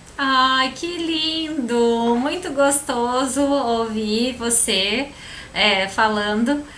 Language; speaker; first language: Portuguese; native; Portuguese